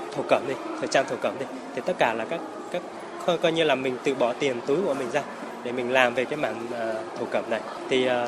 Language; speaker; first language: Vietnamese; non-native, local second language; Hmong